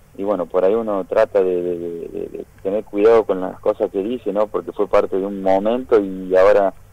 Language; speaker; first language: Spanish; native; Spanish